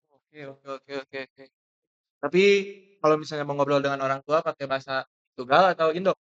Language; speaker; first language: Indonesian; native; Indonesian